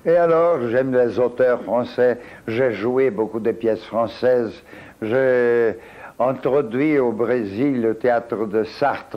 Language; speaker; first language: French; non-native, fluent; Portuguese